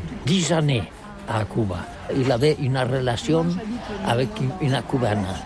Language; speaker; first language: French; non-native, learner; Catalan